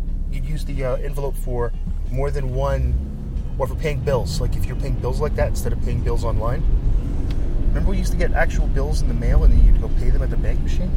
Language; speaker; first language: English; native; English